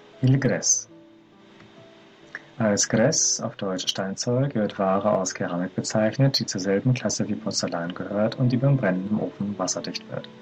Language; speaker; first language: German; native; German